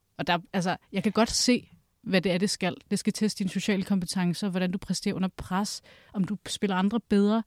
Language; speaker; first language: Danish; early bilingual, other home language; Kurdish